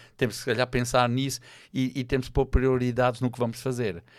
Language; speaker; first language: Portuguese; non-native, fluent; English